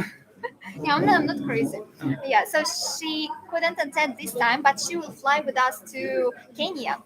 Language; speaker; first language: English; non-native, fluent; Russian